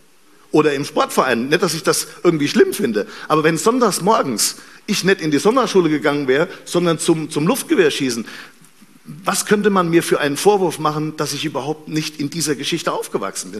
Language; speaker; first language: German; native; German